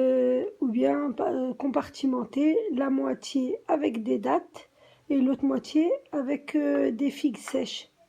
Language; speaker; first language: French; native; French